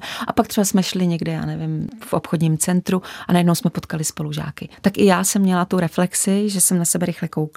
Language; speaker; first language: Czech; native; Czech